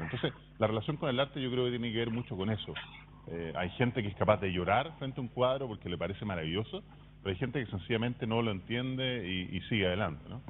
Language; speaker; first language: Spanish; native; Spanish